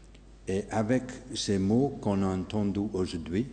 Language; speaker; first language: French; non-native, fluent; English